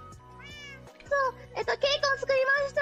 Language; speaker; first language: Japanese; non-native, learner; Indonesian